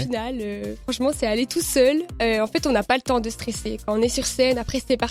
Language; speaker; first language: French; native; French